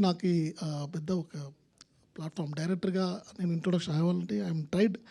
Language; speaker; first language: Telugu; non-native, local second language; Tamil